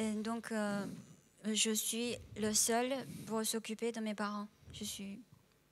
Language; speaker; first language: French; non-native, fluent; Chinese